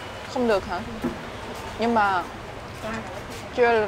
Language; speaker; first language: Vietnamese; non-native, learner; Japanese